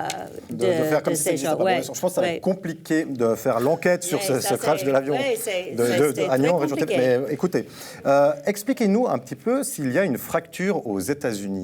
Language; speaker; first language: French; native; French